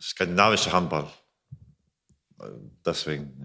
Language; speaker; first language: German; non-native, fluent; Latvian